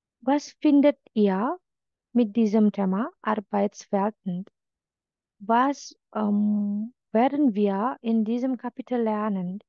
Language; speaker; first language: German; non-native, fluent; Indonesian